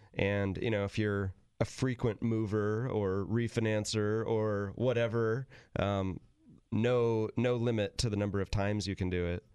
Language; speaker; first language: English; native; English